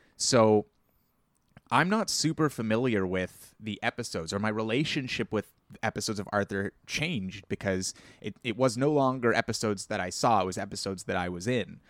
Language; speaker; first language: English; native; English